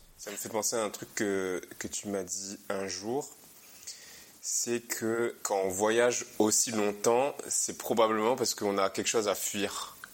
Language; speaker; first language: French; native; French